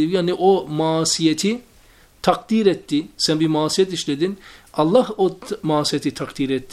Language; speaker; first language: Turkish; native; Turkish